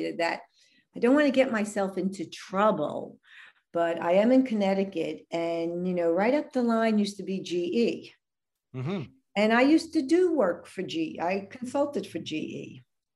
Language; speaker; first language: English; native; English